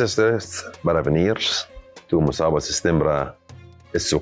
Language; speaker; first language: Spanish; non-native, learner; Arabic